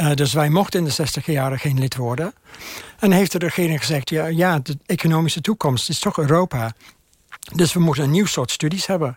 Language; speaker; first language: Dutch; non-native, fluent; English